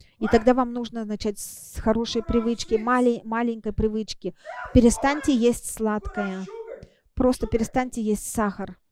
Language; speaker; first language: Russian; non-native, fluent; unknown